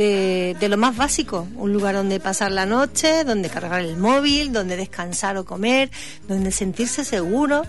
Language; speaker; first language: Spanish; native; Spanish